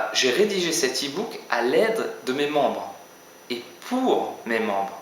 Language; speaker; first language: French; native; French